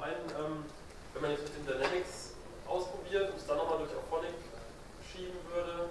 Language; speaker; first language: German; native; German